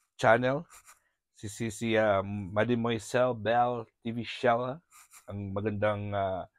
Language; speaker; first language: Filipino; non-native, local second language; Hiligaynon